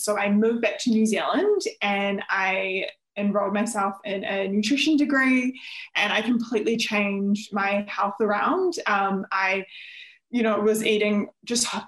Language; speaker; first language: English; native; English